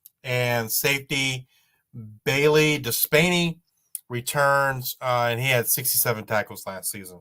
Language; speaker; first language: English; native; English